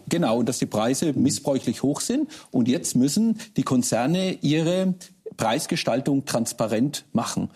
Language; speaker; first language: German; native; German